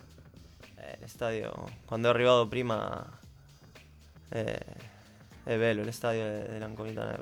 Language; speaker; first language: Italian; non-native, learner; Spanish